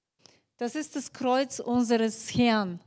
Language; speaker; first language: German; non-native, fluent; Bulgarian